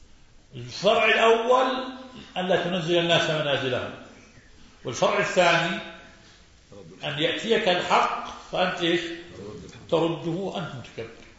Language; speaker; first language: Arabic; native; Arabic